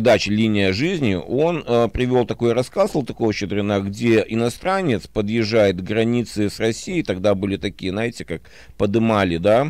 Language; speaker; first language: Russian; native; Russian